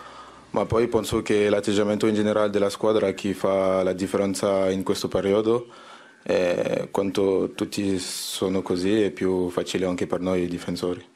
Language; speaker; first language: Italian; non-native, fluent; French